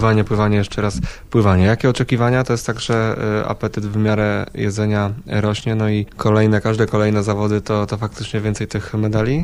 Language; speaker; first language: Polish; native; Polish